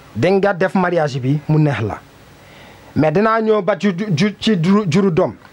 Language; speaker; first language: Wolof; non-native, learner; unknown